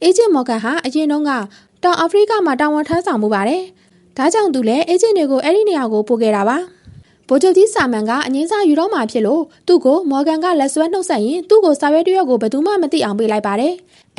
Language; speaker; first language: Burmese; native; Burmese